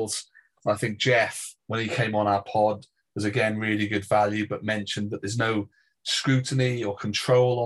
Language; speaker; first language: English; native; English